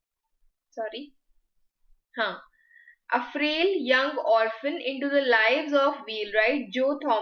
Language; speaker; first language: English; non-native, local second language; Hindi